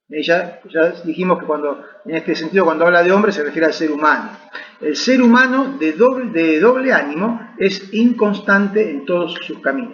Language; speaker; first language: Spanish; native; Spanish